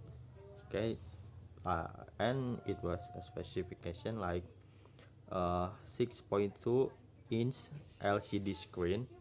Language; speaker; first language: English; non-native, learner; Indonesian